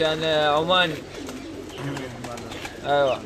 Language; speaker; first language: Arabic; non-native, learner; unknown